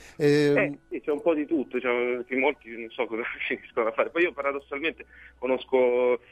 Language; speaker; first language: Italian; native; Italian